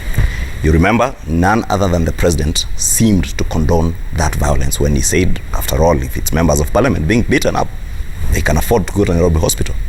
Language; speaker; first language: English; non-native, local second language; Kikuyu